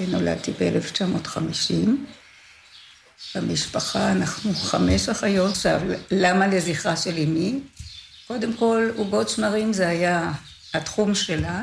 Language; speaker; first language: Hebrew; native; Hebrew